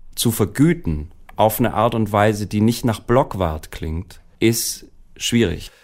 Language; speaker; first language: German; native; German